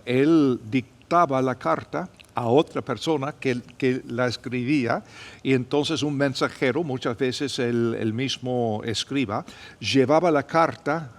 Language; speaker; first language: Spanish; non-native, fluent; English